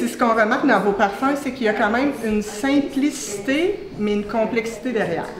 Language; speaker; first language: French; native; French